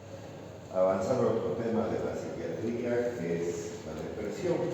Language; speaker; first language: Spanish; native; Spanish